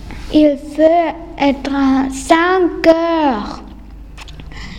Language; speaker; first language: French; non-native, learner; German